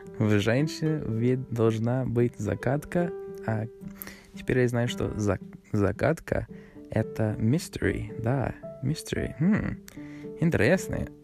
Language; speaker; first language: Russian; non-native, learner; English